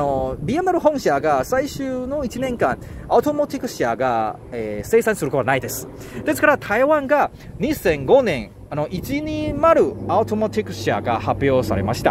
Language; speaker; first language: Japanese; non-native, learner; Chinese